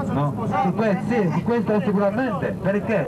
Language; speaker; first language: Italian; non-native, fluent; Chinese